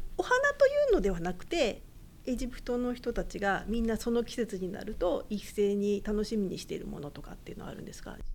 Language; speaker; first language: Japanese; native; Japanese